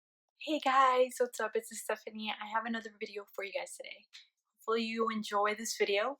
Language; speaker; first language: English; early bilingual, other home language; Spanish